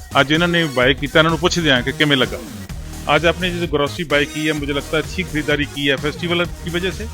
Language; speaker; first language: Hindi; non-native, local second language; Punjabi